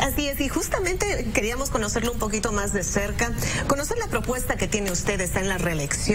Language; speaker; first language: Spanish; native; Spanish